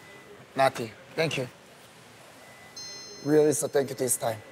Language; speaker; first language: English; non-native, learner; Korean